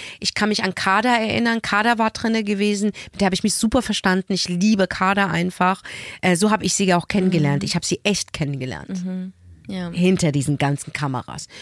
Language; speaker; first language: German; early bilingual, other home language; Arabic